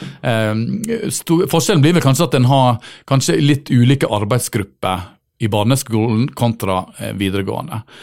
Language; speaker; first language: Norwegian; native; Norwegian